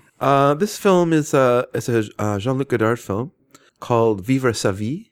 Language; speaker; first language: English; native; English